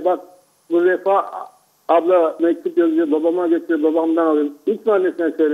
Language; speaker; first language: Turkish; native; Turkish